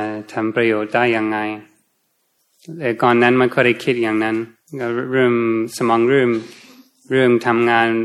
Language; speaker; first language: Thai; non-native, fluent; English